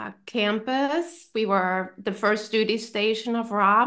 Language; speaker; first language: English; non-native, fluent; German